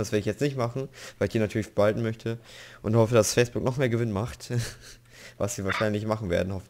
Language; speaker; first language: German; native; German